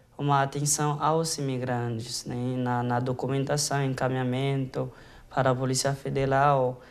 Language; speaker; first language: Portuguese; non-native, fluent; Haitian Creole